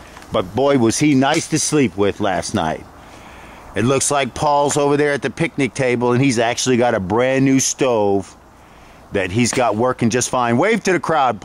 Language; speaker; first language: English; native; English